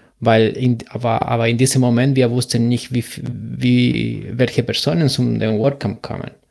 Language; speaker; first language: German; non-native, fluent; Spanish